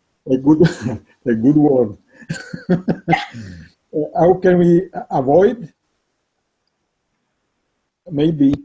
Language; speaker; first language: English; non-native, learner; Italian